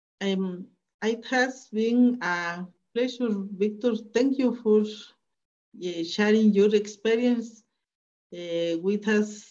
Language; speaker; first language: English; non-native, learner; Spanish